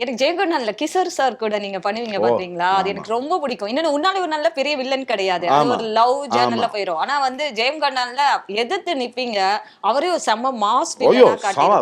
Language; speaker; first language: Tamil; native; Tamil